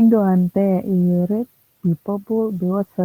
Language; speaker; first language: Korean; non-native, learner; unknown